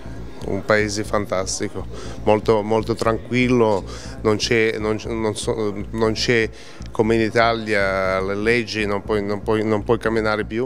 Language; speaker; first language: Italian; non-native, fluent; Russian